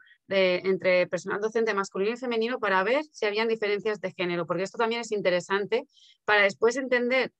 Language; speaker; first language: Spanish; native; Spanish